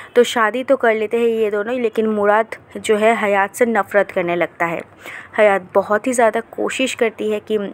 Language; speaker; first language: Hindi; non-native, local second language; Bangla